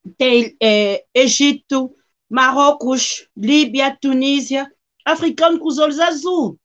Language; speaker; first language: Portuguese; non-native, fluent; Lingala